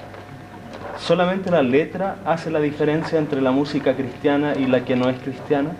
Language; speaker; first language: Spanish; native; Spanish